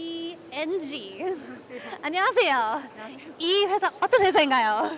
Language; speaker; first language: Korean; non-native, fluent; English